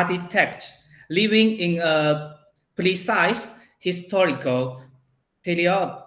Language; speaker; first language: English; non-native, learner; Chinese